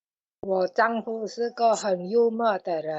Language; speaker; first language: Chinese; non-native, learner; Indonesian